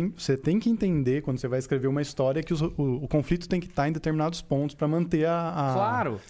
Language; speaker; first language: Portuguese; native; Portuguese